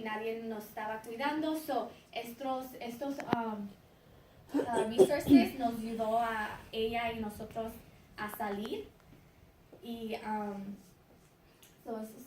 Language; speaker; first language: Spanish; early bilingual, heritage; Spanish